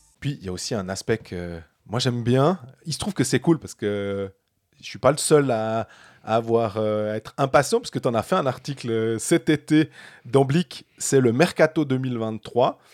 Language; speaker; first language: French; native; French